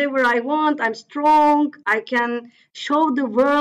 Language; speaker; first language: English; non-native, fluent; Turkish